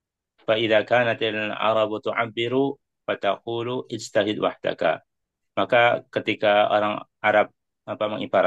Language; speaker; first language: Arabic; non-native, fluent; Indonesian